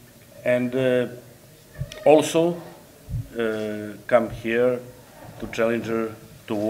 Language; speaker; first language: English; non-native, learner; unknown